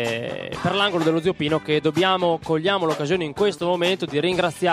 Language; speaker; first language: Italian; native; Italian